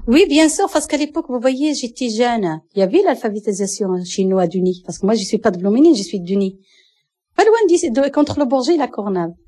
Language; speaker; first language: French; non-native, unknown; Arabic